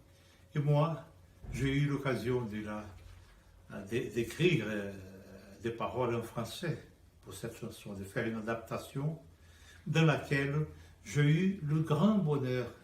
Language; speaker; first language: French; non-native, fluent; Portuguese